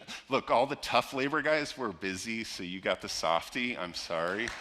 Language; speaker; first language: English; native; English